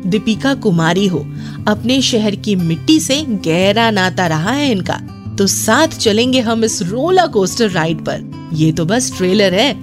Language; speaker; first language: Hindi; native; Hindi